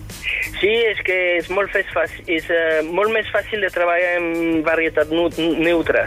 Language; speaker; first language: Catalan; non-native, fluent; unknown